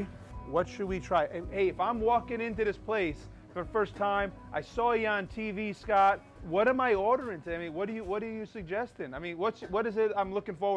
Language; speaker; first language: English; native; English